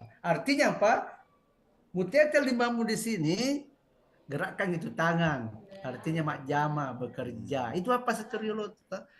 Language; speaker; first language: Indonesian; native; Indonesian